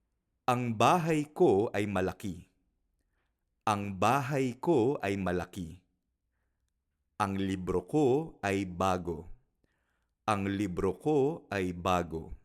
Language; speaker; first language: Filipino; non-native, fluent; Spanish